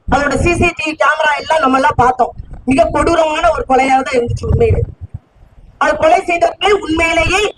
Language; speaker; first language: Tamil; native; Tamil